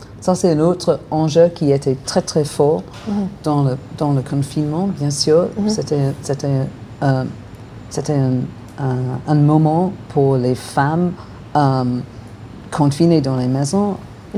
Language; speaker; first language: French; non-native, learner; English